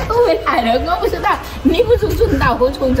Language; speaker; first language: Chinese; non-native, learner; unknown